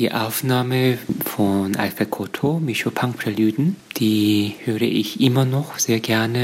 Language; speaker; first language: German; non-native, fluent; Korean